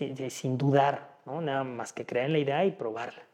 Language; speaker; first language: Spanish; native; Spanish